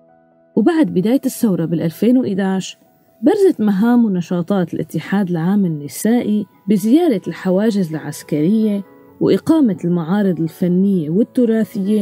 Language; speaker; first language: Arabic; native; Arabic